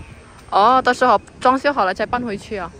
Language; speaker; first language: Chinese; non-native, fluent; Indonesian